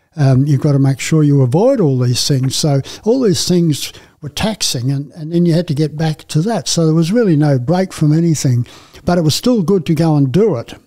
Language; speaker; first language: English; native; English